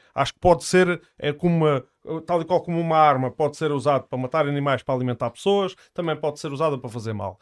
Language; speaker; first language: Portuguese; native; Portuguese